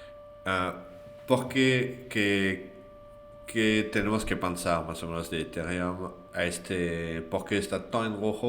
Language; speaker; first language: Spanish; non-native, fluent; French